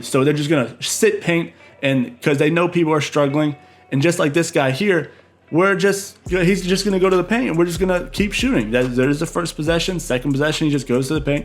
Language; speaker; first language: English; native; English